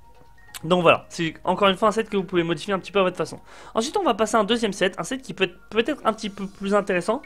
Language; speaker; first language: French; native; French